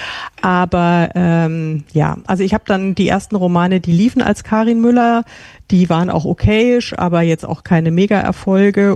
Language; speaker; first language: German; native; German